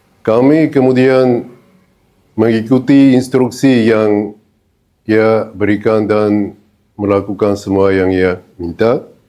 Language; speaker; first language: Indonesian; non-native, fluent; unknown